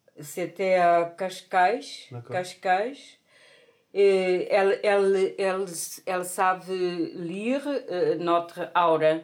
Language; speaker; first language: French; non-native, fluent; Portuguese